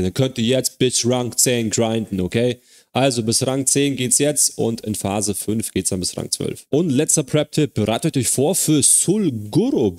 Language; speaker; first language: German; native; German